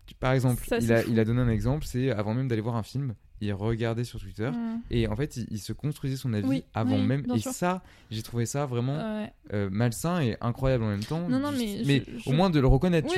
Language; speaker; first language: French; native; French